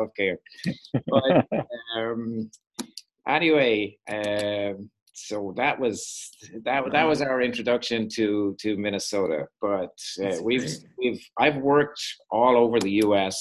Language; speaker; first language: English; native; English